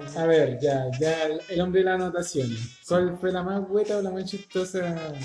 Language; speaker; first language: Spanish; native; Spanish